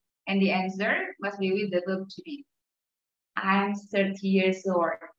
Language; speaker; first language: English; non-native, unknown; Indonesian